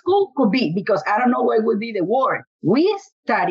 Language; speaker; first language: English; non-native, learner; Spanish